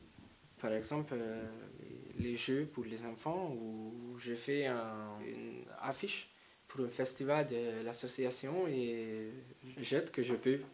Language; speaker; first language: French; non-native, learner; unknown